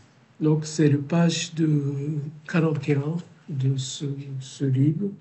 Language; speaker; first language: French; non-native, learner; Japanese